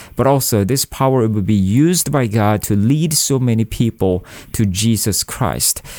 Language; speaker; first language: English; non-native, fluent; Korean